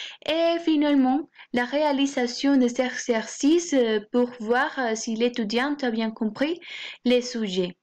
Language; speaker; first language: French; non-native, fluent; Spanish